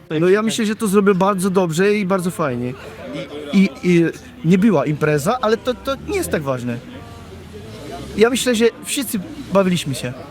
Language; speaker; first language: Polish; non-native, learner; Czech